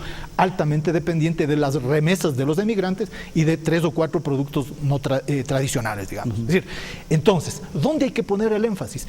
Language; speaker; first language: Spanish; native; Spanish